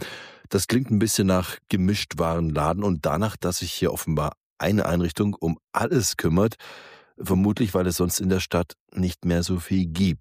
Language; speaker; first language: German; native; German